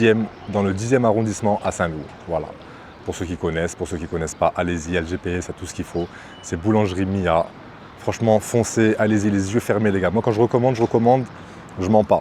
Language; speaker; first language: French; native; French